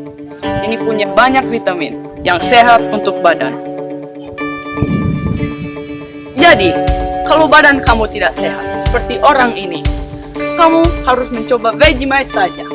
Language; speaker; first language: Indonesian; non-native, fluent; English